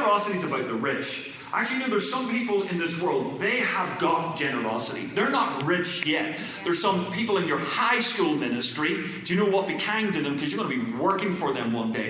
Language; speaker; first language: English; native; English